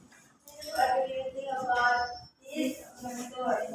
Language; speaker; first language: English; non-native, learner; Indonesian